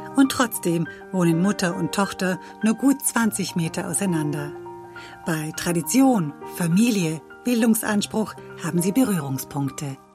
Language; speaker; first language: German; native; German